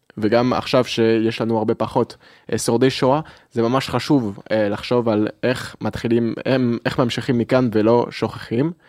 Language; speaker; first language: Hebrew; early bilingual, other home language; French